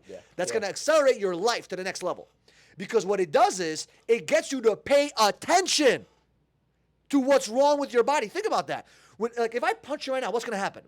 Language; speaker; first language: English; native; English